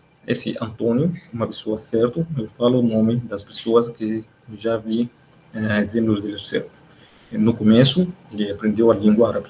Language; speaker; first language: Portuguese; non-native, learner; Arabic